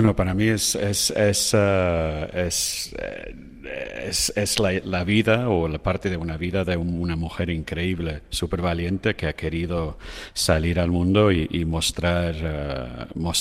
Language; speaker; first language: Spanish; non-native, fluent; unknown